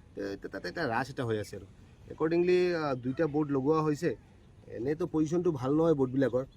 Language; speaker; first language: Assamese; non-native, local second language; Bangla